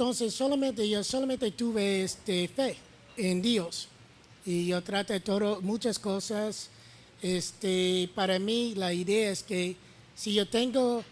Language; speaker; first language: Spanish; non-native, learner; English